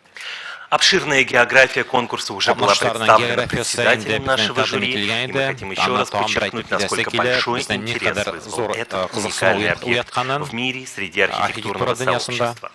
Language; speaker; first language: Russian; native; Russian